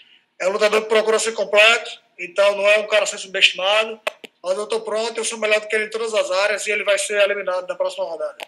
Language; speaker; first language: Portuguese; native; Portuguese